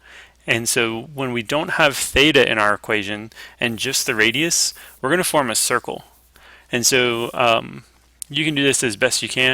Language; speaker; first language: English; native; English